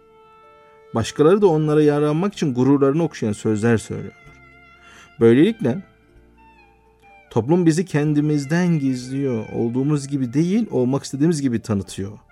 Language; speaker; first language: Turkish; native; Turkish